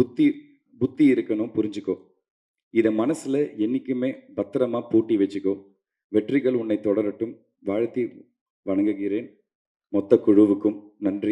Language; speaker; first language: Tamil; native; Tamil